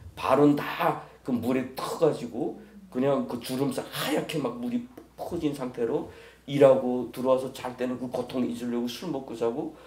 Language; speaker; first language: Korean; native; Korean